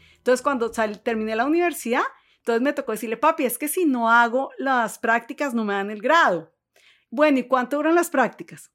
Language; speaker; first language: Spanish; native; Spanish